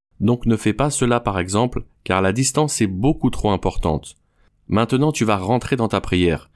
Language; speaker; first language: French; native; French